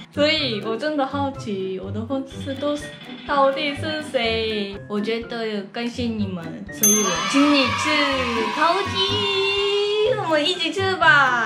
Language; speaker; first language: Chinese; non-native, fluent; Korean